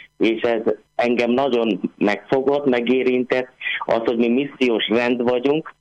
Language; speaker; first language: Hungarian; non-native, fluent; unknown